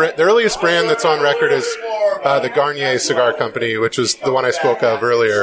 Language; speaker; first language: English; native; English